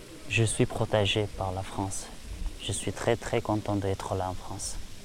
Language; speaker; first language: French; non-native, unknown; Persian